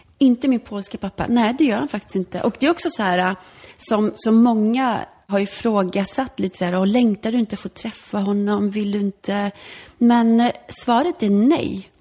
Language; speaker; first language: Swedish; early bilingual, other home language; Polish